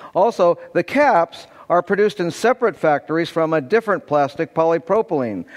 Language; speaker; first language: English; native; English